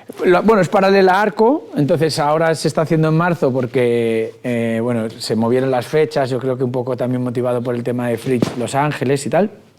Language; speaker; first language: Spanish; native; Spanish